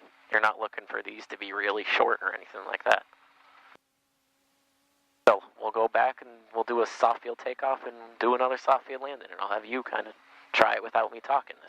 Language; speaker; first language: English; native; English